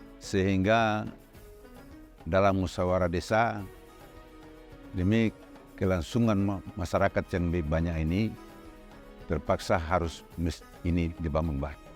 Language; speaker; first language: Indonesian; non-native, local second language; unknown